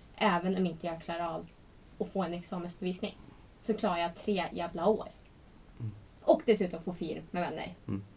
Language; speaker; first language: Swedish; native; Swedish